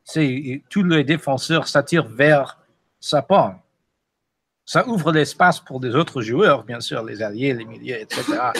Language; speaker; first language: French; non-native, fluent; English